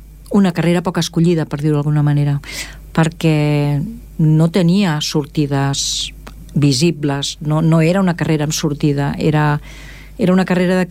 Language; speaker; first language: Catalan; native; Catalan